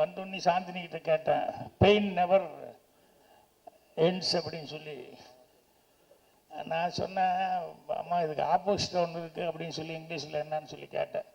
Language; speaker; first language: Tamil; native; Tamil